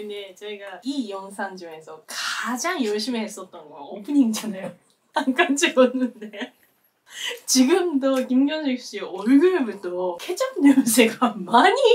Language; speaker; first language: Korean; non-native, learner; Japanese